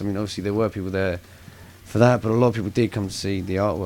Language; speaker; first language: English; native; English